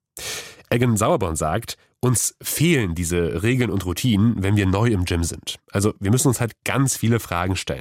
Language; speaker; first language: German; native; German